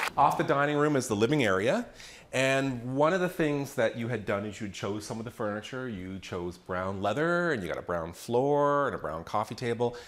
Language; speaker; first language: English; native; English